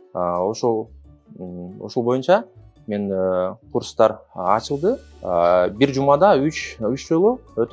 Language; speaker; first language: Kyrgyz; non-native, local second language; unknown